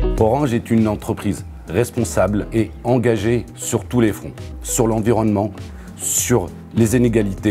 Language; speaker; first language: French; native; French